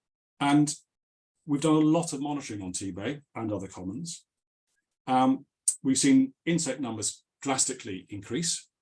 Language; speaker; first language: English; native; English